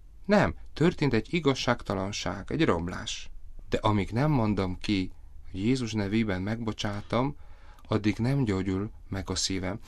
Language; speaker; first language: Hungarian; non-native, fluent; Polish